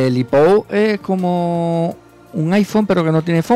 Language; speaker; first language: Spanish; native; Spanish